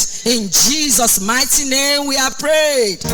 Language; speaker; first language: English; non-native, local second language; Yoruba